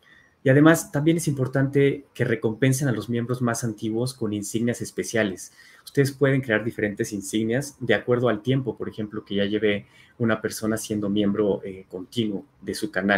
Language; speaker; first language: Spanish; native; Spanish